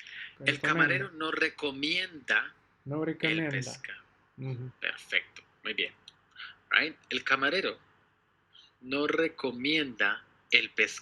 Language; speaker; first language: Spanish; non-native, fluent; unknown